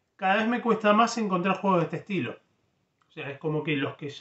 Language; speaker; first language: Spanish; native; Spanish